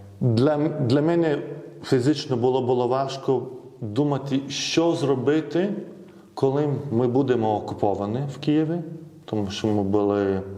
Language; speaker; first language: Ukrainian; non-native, fluent; Lithuanian